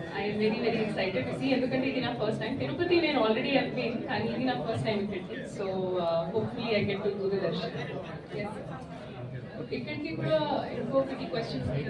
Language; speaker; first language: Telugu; non-native, learner; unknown